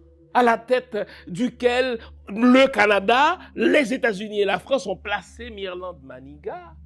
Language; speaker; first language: French; non-native, local second language; Haitian Creole